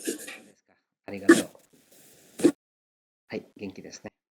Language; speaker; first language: Japanese; non-native, fluent; Kannada